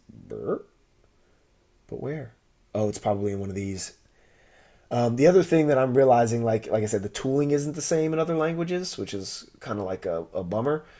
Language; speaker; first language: English; native; English